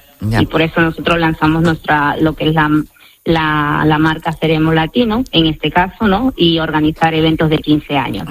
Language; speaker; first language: Spanish; native; Spanish